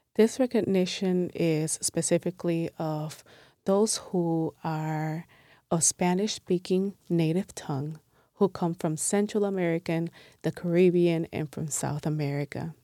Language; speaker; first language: English; non-native, fluent; Spanish